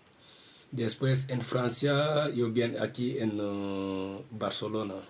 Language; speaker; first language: Spanish; non-native, learner; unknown